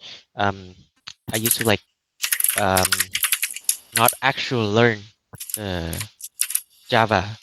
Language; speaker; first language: English; non-native, learner; Vietnamese